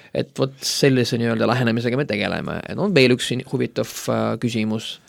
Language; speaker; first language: Estonian; non-native, local second language; Russian